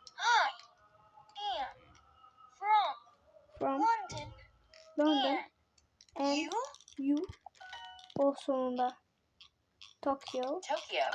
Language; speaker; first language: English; non-native, learner; Turkish